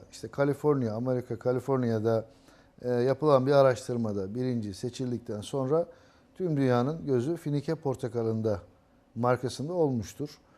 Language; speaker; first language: Turkish; native; Turkish